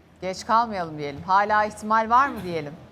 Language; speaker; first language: Turkish; native; Turkish